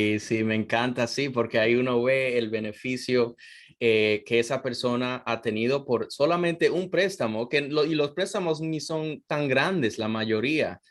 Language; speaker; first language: Spanish; non-native, fluent; English